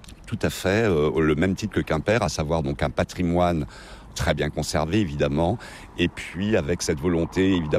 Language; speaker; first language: French; native; French